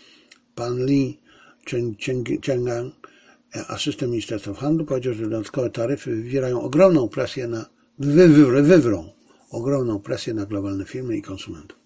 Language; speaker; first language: Polish; native; Polish